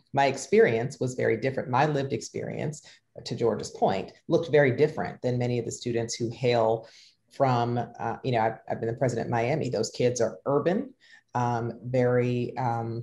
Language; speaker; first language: English; native; English